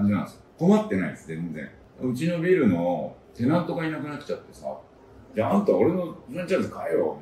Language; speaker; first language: Japanese; native; Japanese